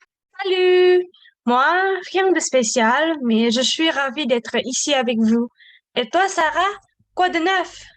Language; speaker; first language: French; non-native, learner; Indonesian